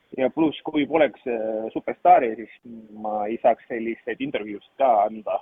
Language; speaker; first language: Estonian; non-native, fluent; Turkish